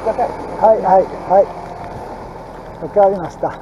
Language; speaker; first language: Japanese; non-native, learner; English